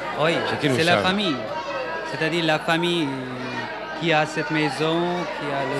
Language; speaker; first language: French; non-native, fluent; Bangla